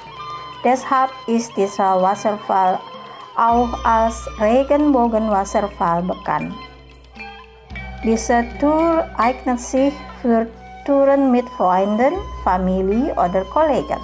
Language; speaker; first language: German; non-native, fluent; Indonesian